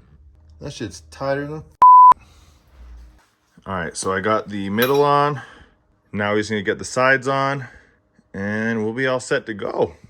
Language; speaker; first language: English; native; English